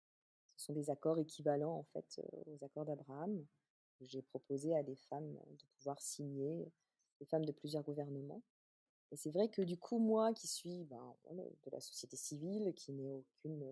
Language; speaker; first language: French; native; French